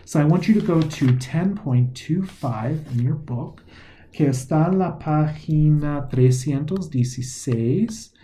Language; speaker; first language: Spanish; non-native, fluent; English